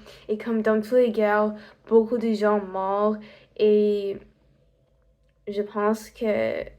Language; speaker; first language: French; non-native, learner; English